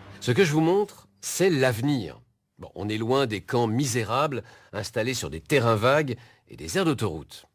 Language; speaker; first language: French; native; French